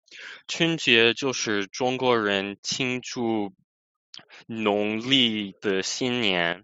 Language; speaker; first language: Chinese; non-native, fluent; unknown